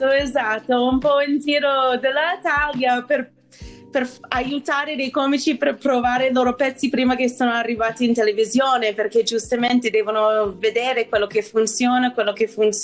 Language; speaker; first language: Italian; non-native, fluent; English